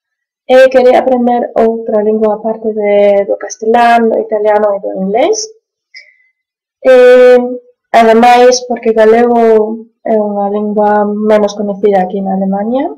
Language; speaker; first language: Galician; non-native, learner; German